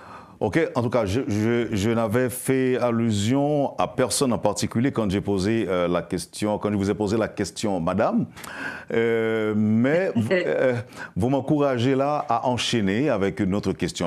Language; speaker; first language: French; non-native, local second language; Haitian Creole